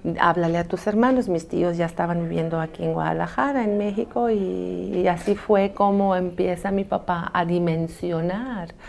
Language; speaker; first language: Spanish; early bilingual, other home language; Arabic